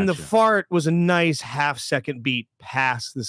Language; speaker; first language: English; native; English